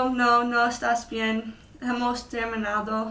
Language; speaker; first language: Spanish; non-native, learner; English